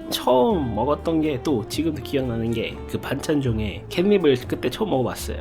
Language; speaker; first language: Korean; non-native, fluent; Malay